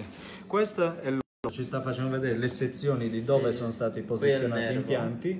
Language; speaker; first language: Italian; native; Italian